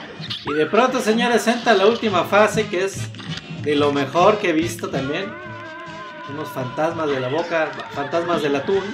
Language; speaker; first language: Spanish; native; Spanish